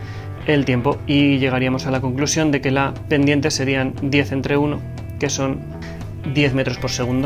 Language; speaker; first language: Spanish; native; Spanish